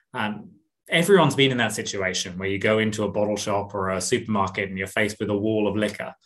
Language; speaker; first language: English; native; English